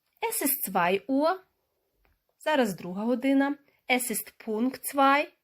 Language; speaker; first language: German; non-native, fluent; Ukrainian